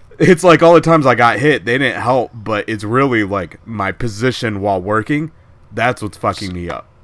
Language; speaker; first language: English; native; English